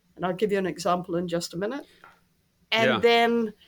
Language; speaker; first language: English; native; English